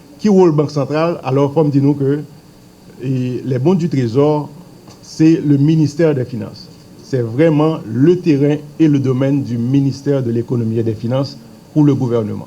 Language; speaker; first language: French; non-native, local second language; Haitian Creole